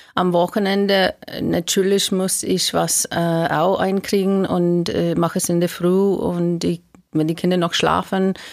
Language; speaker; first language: German; non-native, fluent; English